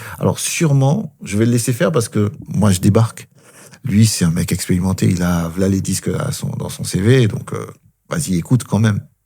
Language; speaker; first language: French; early bilingual, other home language; Spanish